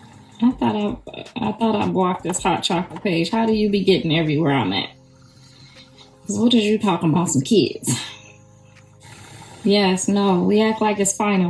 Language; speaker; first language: English; native; English